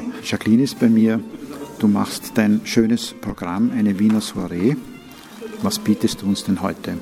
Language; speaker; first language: German; native; German